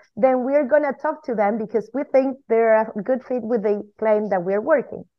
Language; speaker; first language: English; non-native, fluent; Spanish